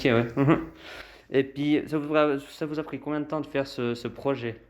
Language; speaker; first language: French; native; French